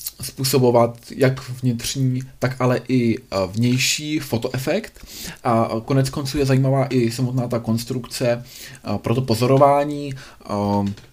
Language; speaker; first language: Czech; native; Czech